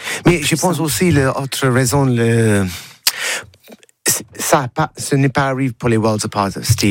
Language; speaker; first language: French; non-native, learner; English